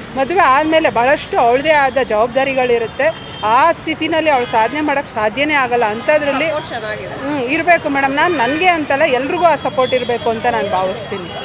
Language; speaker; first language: Kannada; native; Kannada